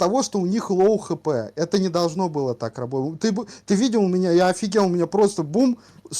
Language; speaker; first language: Russian; native; Russian